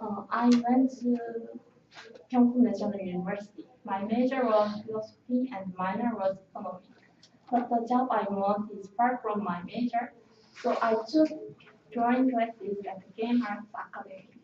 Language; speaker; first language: English; non-native, learner; Korean